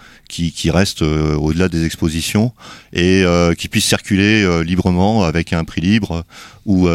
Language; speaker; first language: French; native; French